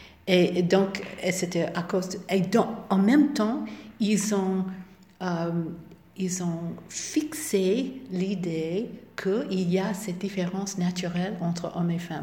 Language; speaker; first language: French; non-native, fluent; English